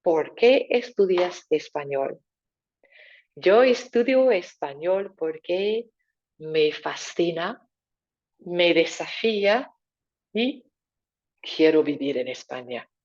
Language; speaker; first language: Spanish; non-native, fluent; English